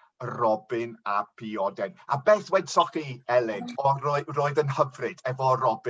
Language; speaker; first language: Welsh; non-native, local second language; English